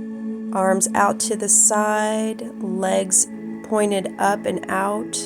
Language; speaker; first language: English; native; English